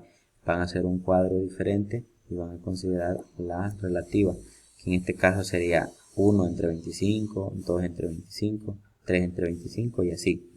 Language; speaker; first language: Spanish; native; Spanish